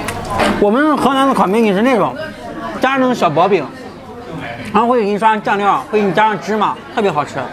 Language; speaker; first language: Chinese; native; Chinese